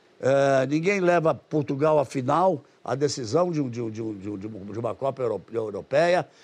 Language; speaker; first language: Portuguese; native; Portuguese